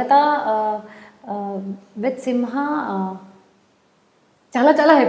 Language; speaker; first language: Telugu; non-native, learner; Hindi